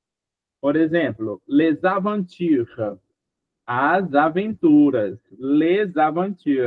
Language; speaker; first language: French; non-native, fluent; Portuguese